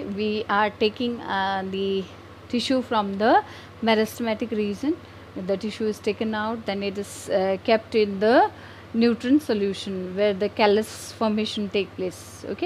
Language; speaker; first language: English; non-native, local second language; Hindi